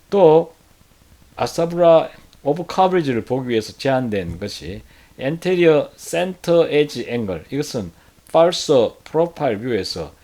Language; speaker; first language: Korean; native; Korean